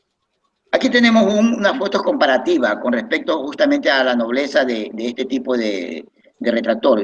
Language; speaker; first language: Spanish; native; Spanish